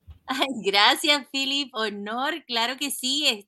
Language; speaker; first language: Spanish; native; Spanish